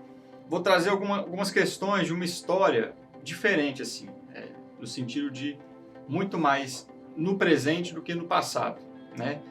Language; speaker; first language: Portuguese; native; Portuguese